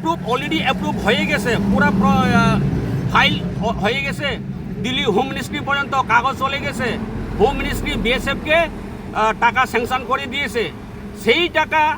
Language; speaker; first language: Bangla; non-native, local second language; Kok Borok